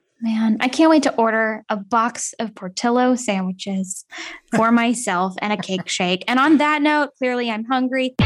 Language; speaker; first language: English; native; English